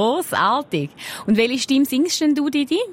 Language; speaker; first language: German; native; German